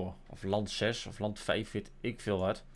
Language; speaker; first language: Dutch; native; Dutch